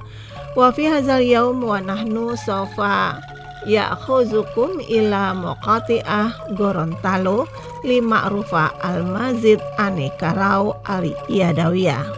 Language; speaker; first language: Arabic; non-native, fluent; Indonesian